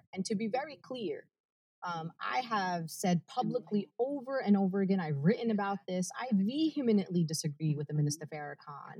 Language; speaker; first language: English; early bilingual, other home language; Arabic